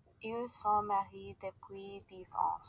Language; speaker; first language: French; non-native, learner; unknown